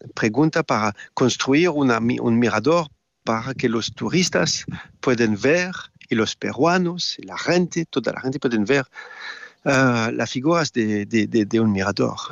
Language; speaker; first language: Spanish; non-native, fluent; French